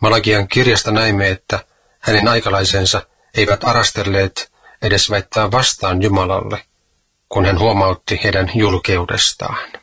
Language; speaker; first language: Finnish; native; Finnish